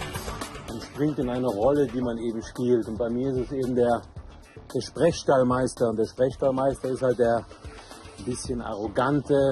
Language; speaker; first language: German; native; German